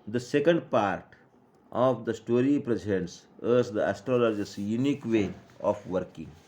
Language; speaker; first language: English; non-native, local second language; Marathi